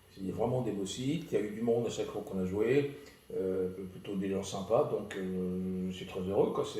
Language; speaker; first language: French; early bilingual, other home language; Malagasy